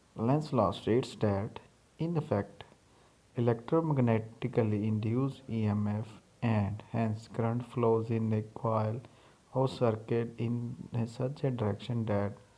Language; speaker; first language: English; non-native, local second language; Punjabi